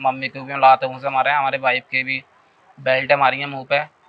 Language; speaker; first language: Hindi; native; Hindi